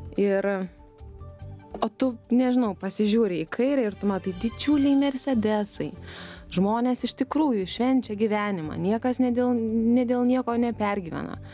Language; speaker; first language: Lithuanian; native; Lithuanian